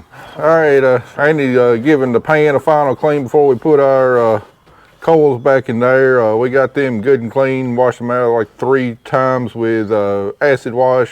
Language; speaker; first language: English; native; English